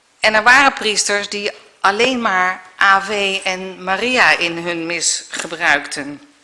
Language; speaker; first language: Dutch; native; Dutch